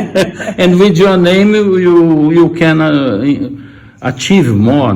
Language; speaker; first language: English; non-native, learner; Portuguese